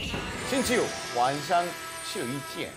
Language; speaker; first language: Chinese; non-native, learner; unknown